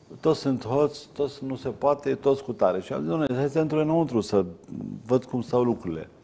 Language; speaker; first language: Romanian; non-native, fluent; Arabic